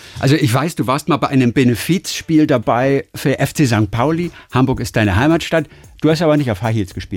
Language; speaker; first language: German; native; German